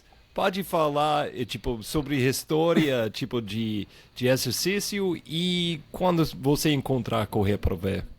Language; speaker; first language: Portuguese; non-native, fluent; English